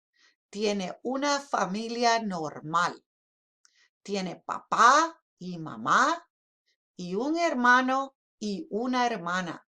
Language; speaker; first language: Spanish; non-native, fluent; English